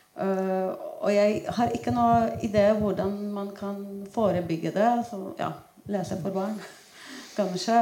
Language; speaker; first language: Norwegian; non-native, fluent; Polish